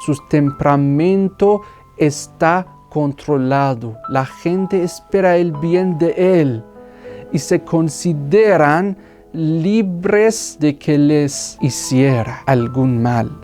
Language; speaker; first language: Spanish; non-native, fluent; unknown